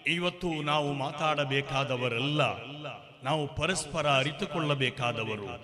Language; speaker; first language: Kannada; non-native, local second language; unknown